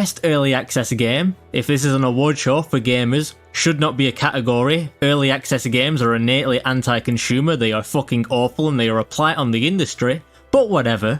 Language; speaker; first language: English; native; English